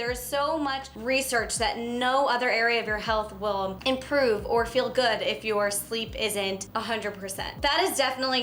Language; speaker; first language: English; native; English